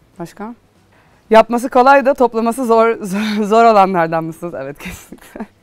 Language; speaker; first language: Turkish; native; Turkish